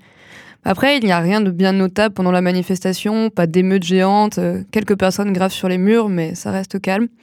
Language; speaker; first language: French; native; French